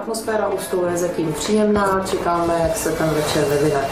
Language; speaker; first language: Czech; native; Czech